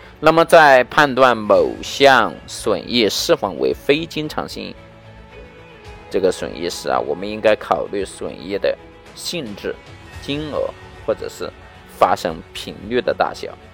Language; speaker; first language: Chinese; native; Chinese